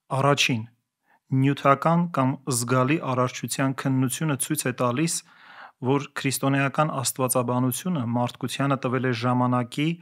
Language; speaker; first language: Armenian; native; Armenian